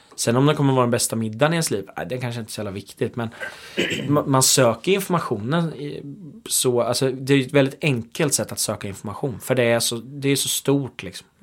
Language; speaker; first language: Swedish; native; Swedish